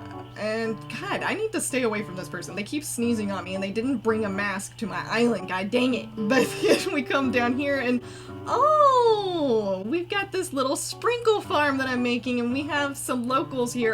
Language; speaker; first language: English; native; English